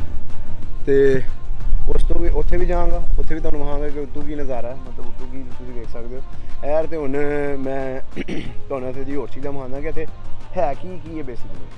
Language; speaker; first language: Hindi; non-native, local second language; Punjabi